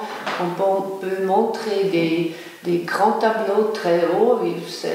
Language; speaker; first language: French; non-native, local second language; German